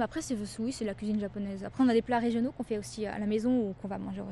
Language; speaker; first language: French; native; French